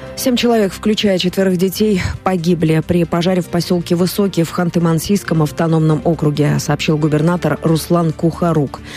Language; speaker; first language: Russian; native; Russian